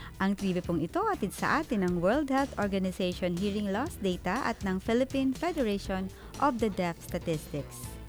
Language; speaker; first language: Filipino; non-native, local second language; Bikol